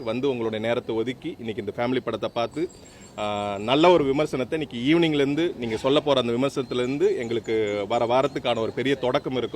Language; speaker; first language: Tamil; native; Tamil